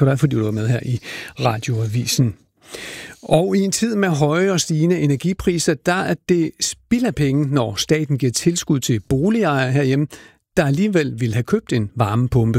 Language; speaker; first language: Danish; native; Danish